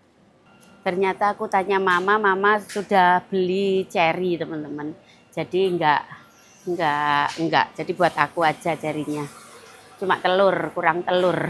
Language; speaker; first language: Indonesian; non-native, local second language; Javanese